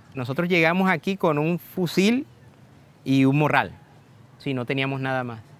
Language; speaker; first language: Spanish; native; Spanish